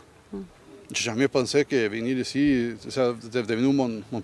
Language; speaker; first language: French; non-native, learner; Spanish